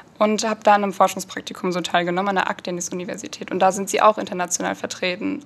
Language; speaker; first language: German; early bilingual, other home language; Turkish